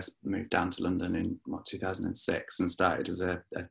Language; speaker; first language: English; native; English